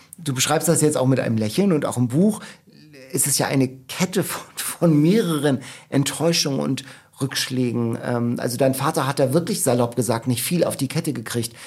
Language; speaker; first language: German; native; German